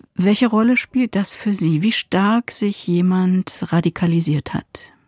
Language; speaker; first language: German; native; German